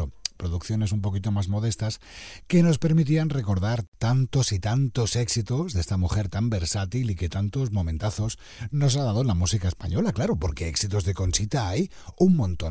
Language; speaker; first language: Spanish; native; Spanish